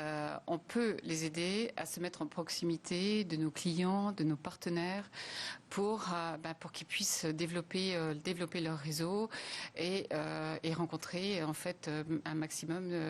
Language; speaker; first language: French; native; French